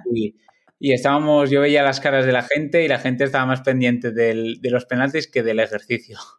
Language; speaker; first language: Spanish; non-native, local second language; Catalan